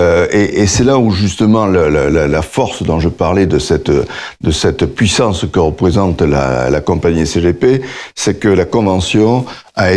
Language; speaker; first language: French; native; French